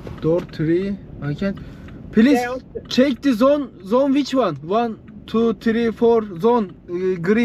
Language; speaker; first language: English; non-native, learner; Turkish